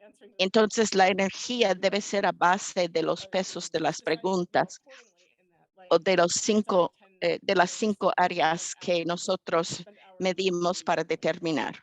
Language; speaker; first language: Spanish; non-native, fluent; English